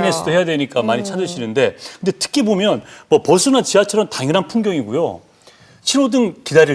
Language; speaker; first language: Korean; native; Korean